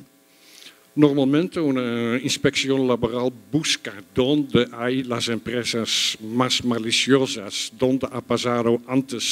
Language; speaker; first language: Spanish; non-native, fluent; Dutch